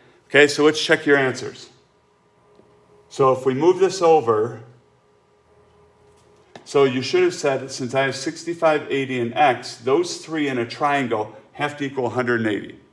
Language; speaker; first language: English; native; English